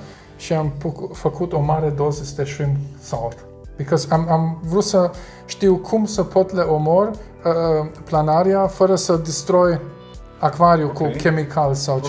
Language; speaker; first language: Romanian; non-native, learner; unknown